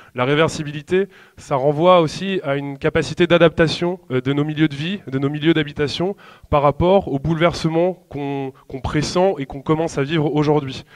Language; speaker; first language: French; native; French